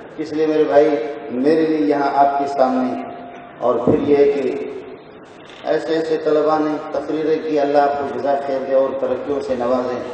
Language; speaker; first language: Urdu; non-native, local second language; Brahui